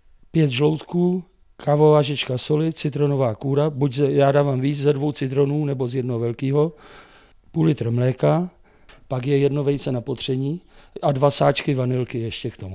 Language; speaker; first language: Czech; native; Czech